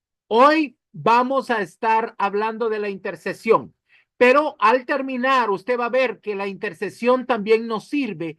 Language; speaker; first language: Spanish; native; Spanish